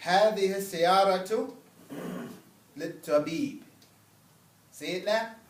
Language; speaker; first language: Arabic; non-native, fluent; English